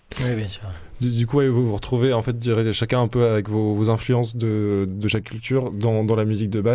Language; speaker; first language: French; native; French